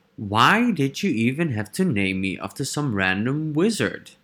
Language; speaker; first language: English; non-native, fluent; Dutch